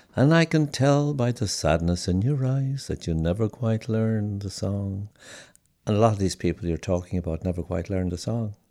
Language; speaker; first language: English; native; English